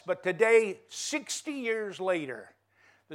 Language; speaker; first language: English; native; English